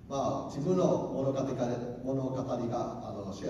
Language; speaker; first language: Japanese; non-native, learner; Cantonese